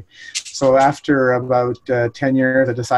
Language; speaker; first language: English; native; English